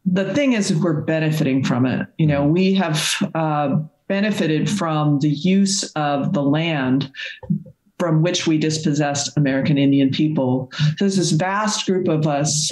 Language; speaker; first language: English; native; English